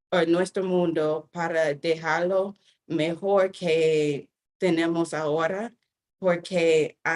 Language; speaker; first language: Spanish; non-native, fluent; English